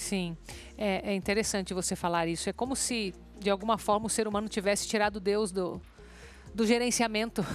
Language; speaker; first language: Portuguese; native; Portuguese